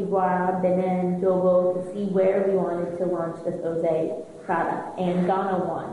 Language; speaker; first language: English; native; English